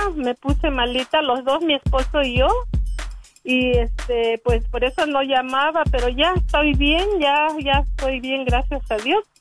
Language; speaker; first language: Spanish; native; Spanish